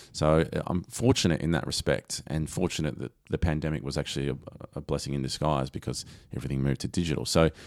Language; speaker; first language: English; native; English